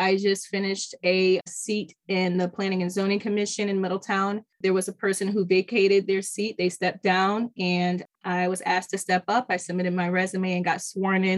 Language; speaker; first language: English; native; English